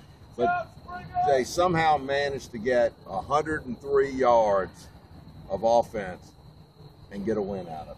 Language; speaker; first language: English; native; English